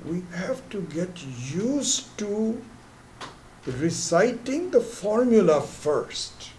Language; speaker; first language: English; non-native, local second language; Hindi